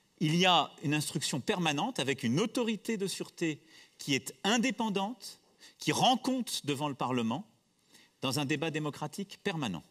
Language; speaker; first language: French; native; French